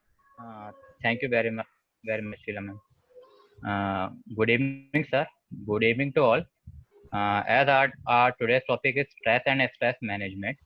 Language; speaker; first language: English; non-native, learner; Hindi